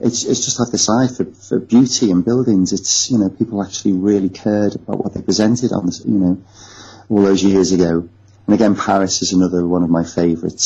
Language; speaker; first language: English; native; English